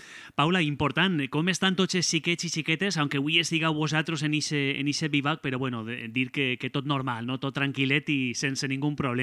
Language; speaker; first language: Catalan; native; Catalan